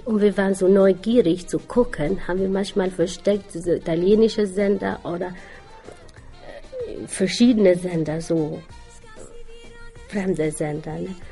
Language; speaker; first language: German; non-native, learner; Albanian